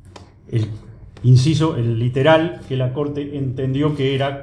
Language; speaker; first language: Spanish; native; Spanish